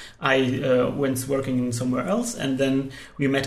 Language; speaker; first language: English; non-native, fluent; Polish